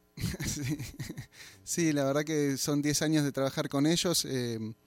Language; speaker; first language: Spanish; native; Spanish